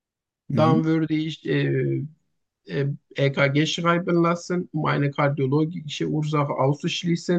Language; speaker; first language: German; non-native, learner; Turkish